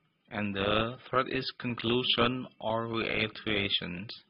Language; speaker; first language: English; non-native, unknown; Indonesian